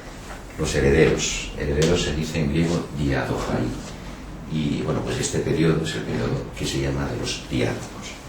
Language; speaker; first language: Spanish; native; Spanish